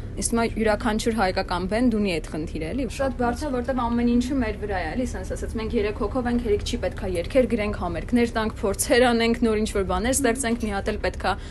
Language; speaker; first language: Armenian; early bilingual, heritage; Armenian